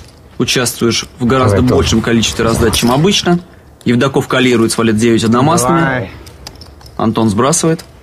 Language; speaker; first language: Russian; native; Russian